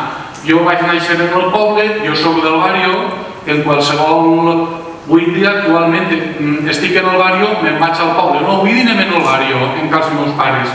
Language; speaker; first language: Catalan; native; Catalan